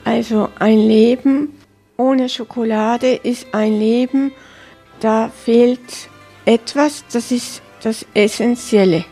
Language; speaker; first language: German; early bilingual, heritage; German